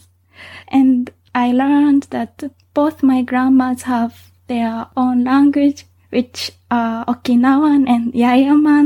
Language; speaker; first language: English; non-native, fluent; Japanese